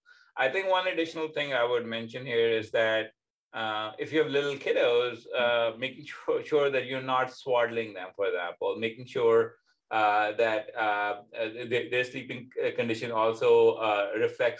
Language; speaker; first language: English; non-native, local second language; Urdu